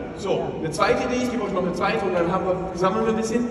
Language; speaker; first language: German; native; German